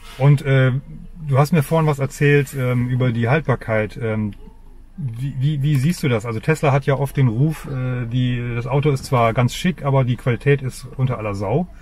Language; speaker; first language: German; native; German